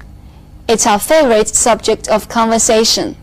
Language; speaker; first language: English; non-native, fluent; Chinese